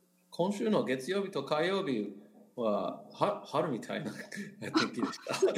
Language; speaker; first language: Japanese; non-native, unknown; English